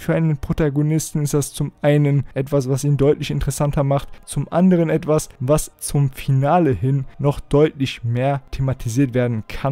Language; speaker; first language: German; native; German